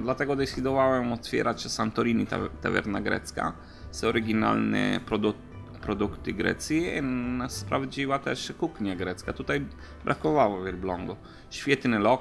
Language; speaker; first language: Polish; non-native, learner; Italian